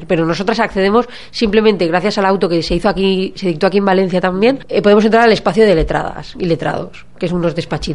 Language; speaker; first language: Spanish; native; Spanish